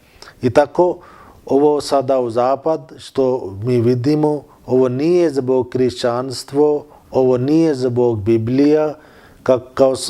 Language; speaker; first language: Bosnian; non-native, learner; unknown